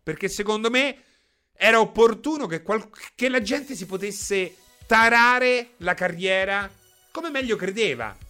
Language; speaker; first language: Italian; native; Italian